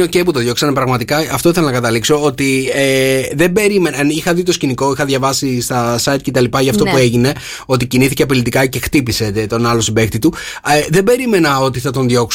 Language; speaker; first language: Greek; native; Greek